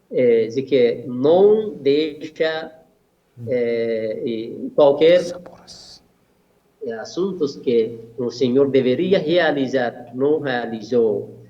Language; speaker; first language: Portuguese; non-native, learner; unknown